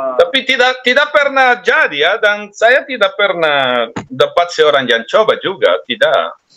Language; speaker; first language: Indonesian; non-native, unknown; Spanish